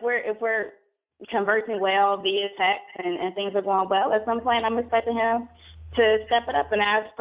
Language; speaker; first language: English; native; English